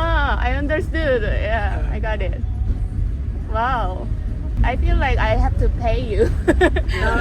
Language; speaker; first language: English; non-native, learner; Korean